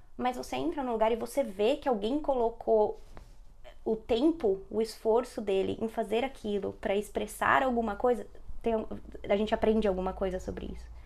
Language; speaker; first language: Portuguese; native; Portuguese